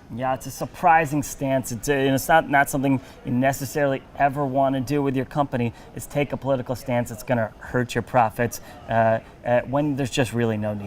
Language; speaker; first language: English; native; English